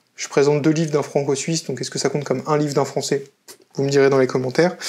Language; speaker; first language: French; native; French